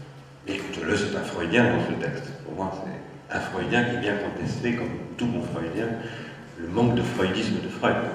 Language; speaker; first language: French; native; French